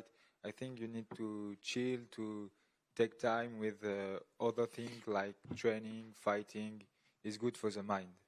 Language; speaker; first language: English; non-native, learner; French